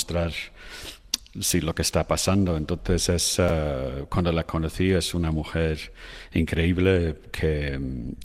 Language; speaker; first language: Spanish; non-native, fluent; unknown